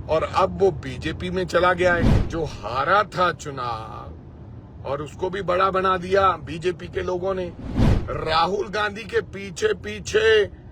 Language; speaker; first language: Hindi; non-native, local second language; Punjabi